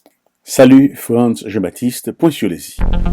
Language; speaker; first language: French; non-native, local second language; Haitian Creole